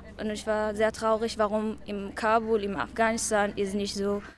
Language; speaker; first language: German; non-native, learner; Persian